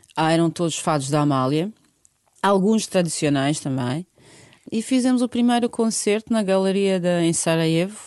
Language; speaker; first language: Portuguese; non-native, fluent; Bosnian